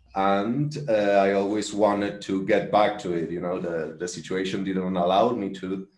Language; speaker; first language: English; non-native, fluent; Spanish